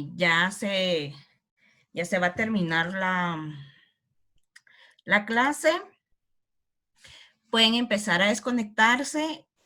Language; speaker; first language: Spanish; native; Spanish